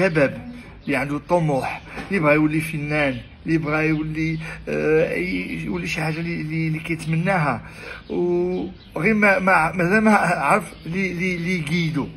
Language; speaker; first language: Arabic; native; Arabic